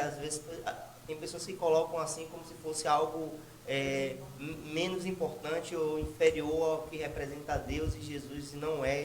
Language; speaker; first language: Portuguese; native; Portuguese